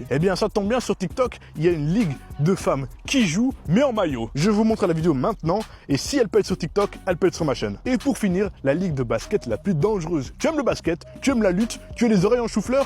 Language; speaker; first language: French; native; French